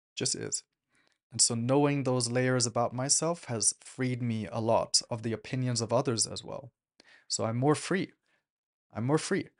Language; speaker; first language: English; non-native, fluent; German